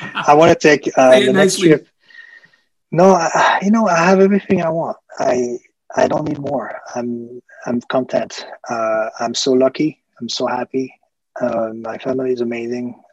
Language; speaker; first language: English; early bilingual, other home language; French